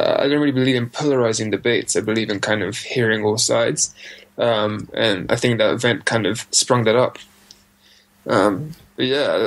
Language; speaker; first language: English; native; English